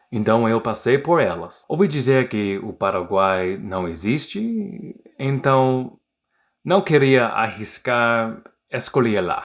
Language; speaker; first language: Portuguese; non-native, learner; English